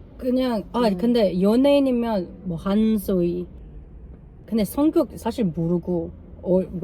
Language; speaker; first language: Korean; non-native, learner; English